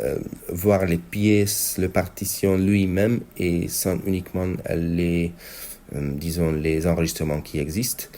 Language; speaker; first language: French; non-native, fluent; Hungarian